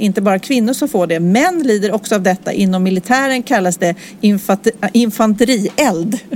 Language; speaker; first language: Swedish; native; Swedish